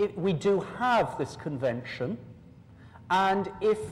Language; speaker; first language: English; native; English